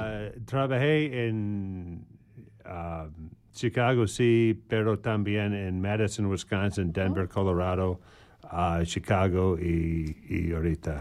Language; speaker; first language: Spanish; non-native, learner; English